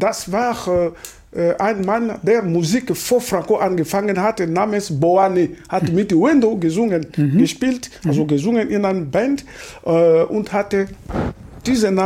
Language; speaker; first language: German; non-native, fluent; Lingala